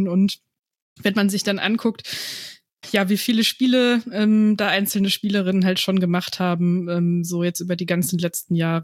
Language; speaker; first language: German; native; German